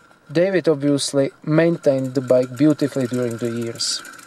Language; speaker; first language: English; non-native, fluent; Czech